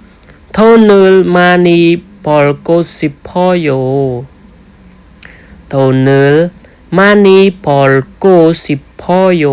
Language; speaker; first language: Korean; non-native, fluent; Khmer